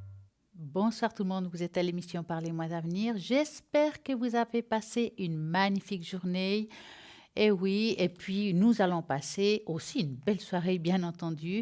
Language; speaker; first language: French; native; French